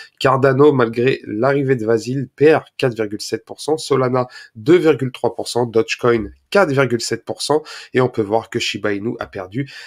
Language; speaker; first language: French; native; French